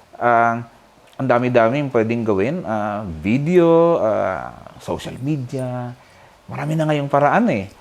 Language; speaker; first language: Filipino; non-native, local second language; Bikol